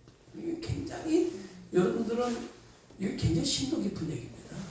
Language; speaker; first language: Korean; native; Korean